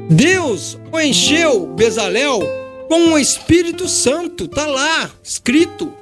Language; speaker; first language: Portuguese; native; Portuguese